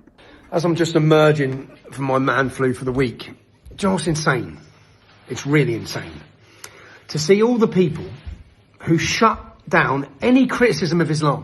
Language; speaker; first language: English; native; English